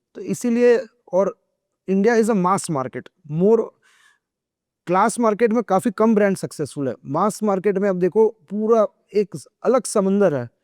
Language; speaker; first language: Hindi; non-native, local second language; Gujarati